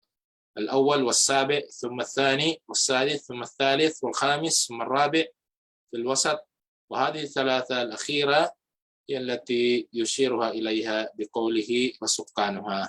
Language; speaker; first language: Arabic; non-native, fluent; Filipino